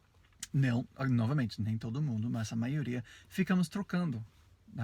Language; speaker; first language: Portuguese; non-native, fluent; English